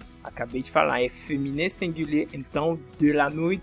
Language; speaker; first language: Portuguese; non-native, fluent; French